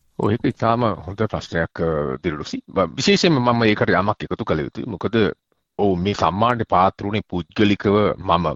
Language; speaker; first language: Sinhala; native; Sinhala